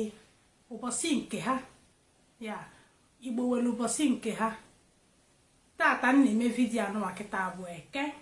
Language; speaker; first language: Igbo; native; Igbo